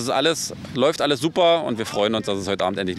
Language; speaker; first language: German; native; German